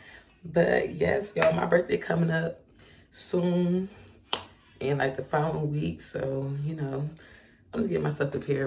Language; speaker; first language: English; native; English